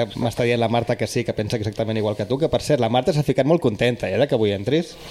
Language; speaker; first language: Catalan; native; Catalan